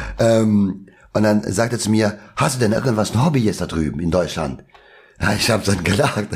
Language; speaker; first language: German; non-native, local second language; Albanian